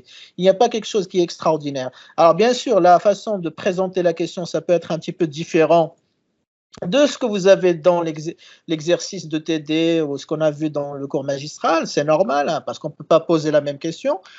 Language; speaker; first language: French; non-native, local second language; Arabic